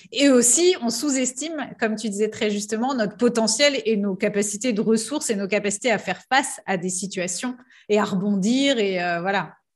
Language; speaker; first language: French; native; French